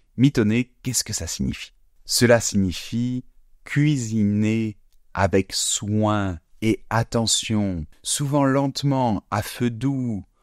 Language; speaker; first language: French; native; French